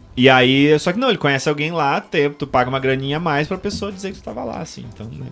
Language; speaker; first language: Portuguese; native; Portuguese